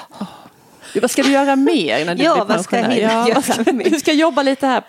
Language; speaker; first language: Swedish; native; Swedish